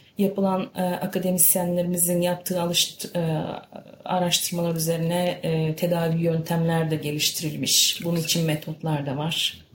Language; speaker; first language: Turkish; early bilingual, heritage; Turkish